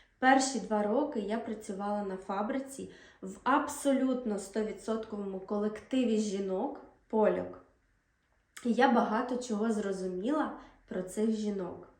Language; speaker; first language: Ukrainian; native; Ukrainian